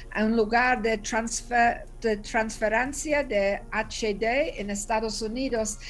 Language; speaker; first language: Spanish; non-native, learner; English